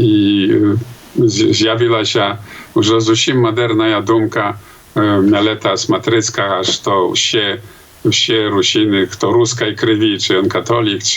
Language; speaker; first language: Polish; non-native, local second language; Belarusian